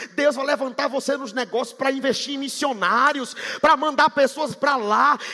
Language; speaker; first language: Portuguese; native; Portuguese